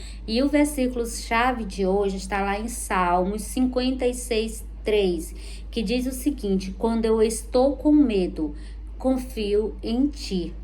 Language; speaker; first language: Portuguese; native; Portuguese